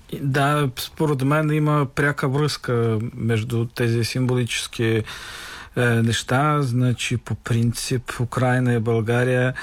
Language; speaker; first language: Bulgarian; non-native, fluent; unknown